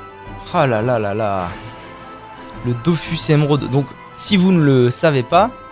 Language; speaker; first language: French; native; French